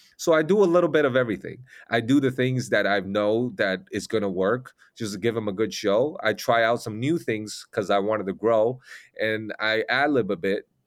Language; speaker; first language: English; non-native, fluent; Chinese